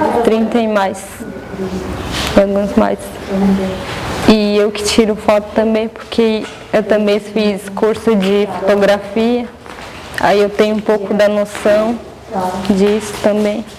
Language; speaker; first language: Portuguese; non-native, local second language; Guarani